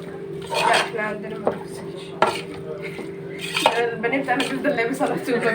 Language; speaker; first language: Arabic; native; Arabic